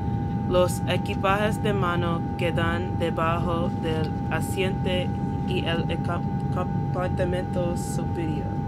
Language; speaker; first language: Spanish; non-native, learner; English